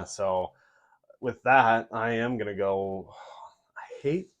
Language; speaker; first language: English; native; English